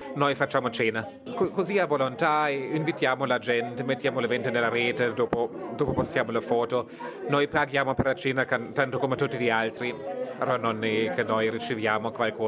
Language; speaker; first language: Italian; non-native, fluent; German